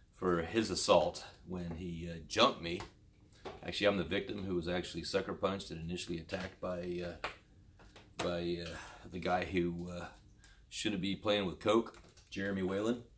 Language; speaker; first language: English; native; English